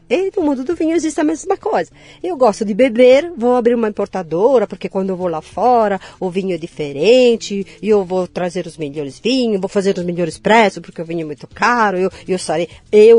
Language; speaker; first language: Portuguese; non-native, fluent; Italian